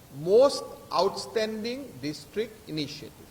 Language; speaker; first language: English; non-native, local second language; Assamese